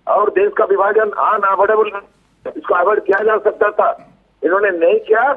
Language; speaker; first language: Hindi; native; Hindi